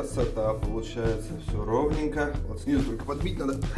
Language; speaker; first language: Russian; native; Russian